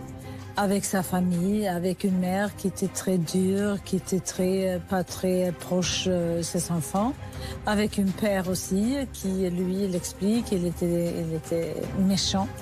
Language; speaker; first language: French; non-native, learner; Swedish